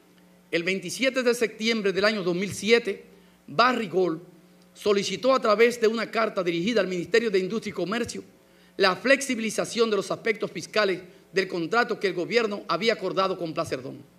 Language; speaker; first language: Spanish; native; Spanish